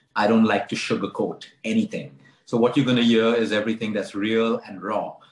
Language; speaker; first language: English; non-native, local second language; Konkani